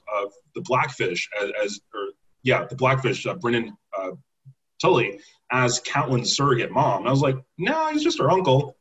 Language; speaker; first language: English; native; English